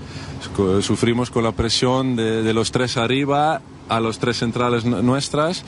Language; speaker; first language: Spanish; non-native, fluent; Dutch